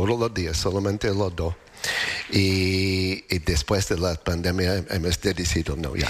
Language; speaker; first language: Spanish; non-native, learner; English